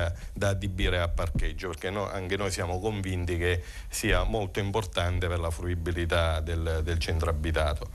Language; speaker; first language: Italian; native; Italian